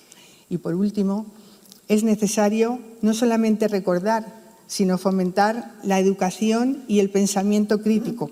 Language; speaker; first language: Spanish; native; Spanish